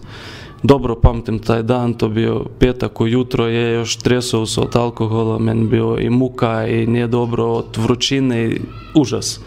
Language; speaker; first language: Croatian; non-native, learner; Lithuanian